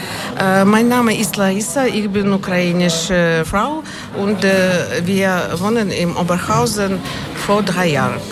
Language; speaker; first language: German; non-native, learner; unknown